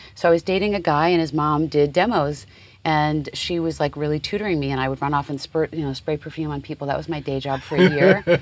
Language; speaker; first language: English; native; English